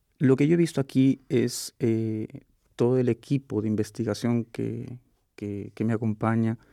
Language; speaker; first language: Spanish; native; Spanish